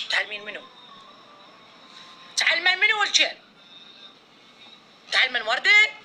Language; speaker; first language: Arabic; native; Arabic